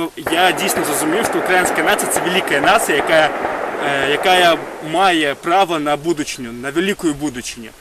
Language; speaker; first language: Ukrainian; non-native, fluent; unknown